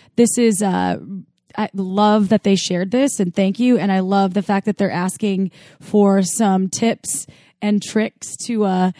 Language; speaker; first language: English; native; English